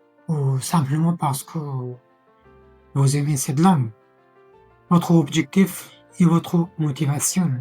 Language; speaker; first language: French; non-native, fluent; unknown